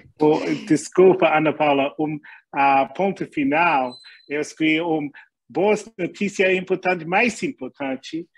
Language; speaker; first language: Portuguese; non-native, learner; English